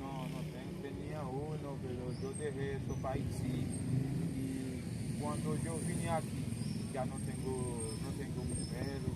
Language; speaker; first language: Spanish; non-native, local second language; Haitian Creole